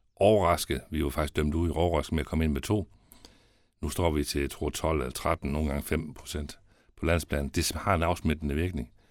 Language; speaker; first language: Danish; native; Danish